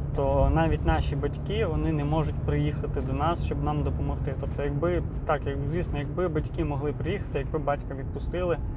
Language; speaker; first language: Ukrainian; non-native, local second language; Russian